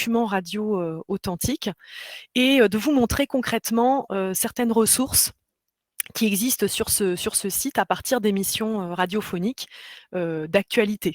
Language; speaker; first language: French; native; French